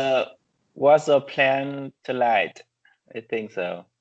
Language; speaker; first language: English; non-native, learner; Vietnamese